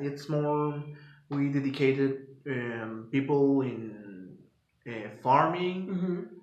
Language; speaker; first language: English; non-native, fluent; Spanish